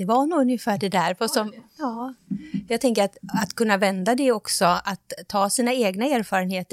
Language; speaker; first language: Swedish; native; Swedish